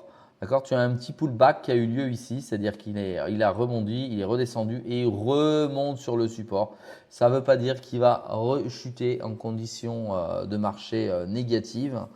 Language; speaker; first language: French; native; French